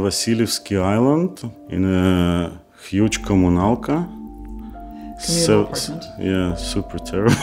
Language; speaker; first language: English; non-native, fluent; Kazakh